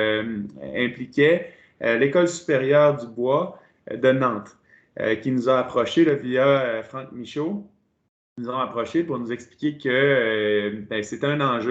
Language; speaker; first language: French; native; French